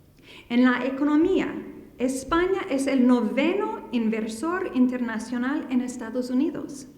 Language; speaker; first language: Spanish; non-native, fluent; English